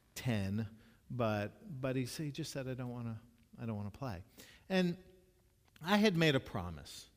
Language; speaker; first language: English; native; English